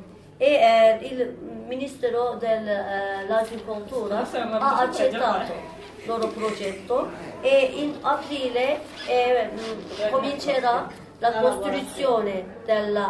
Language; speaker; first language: Italian; non-native, learner; Turkish